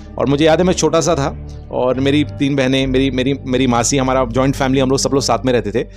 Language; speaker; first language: Hindi; native; Hindi